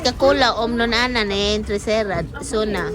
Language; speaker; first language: Swedish; non-native, learner; Cebuano